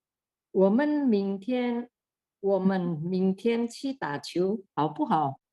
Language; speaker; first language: Chinese; non-native, learner; Indonesian